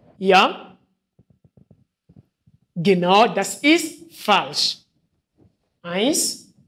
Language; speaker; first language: German; non-native, fluent; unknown